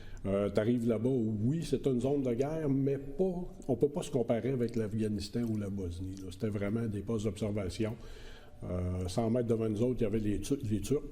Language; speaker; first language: French; native; French